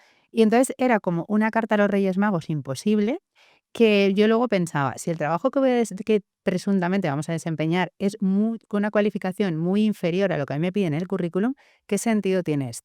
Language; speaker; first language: Spanish; native; Spanish